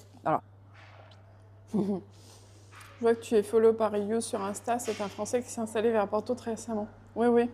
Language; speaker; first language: French; native; French